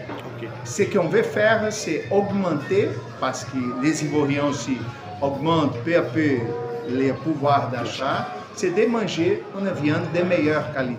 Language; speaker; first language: French; non-native, fluent; Portuguese